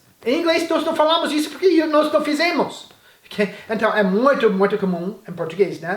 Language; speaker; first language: Portuguese; non-native, fluent; English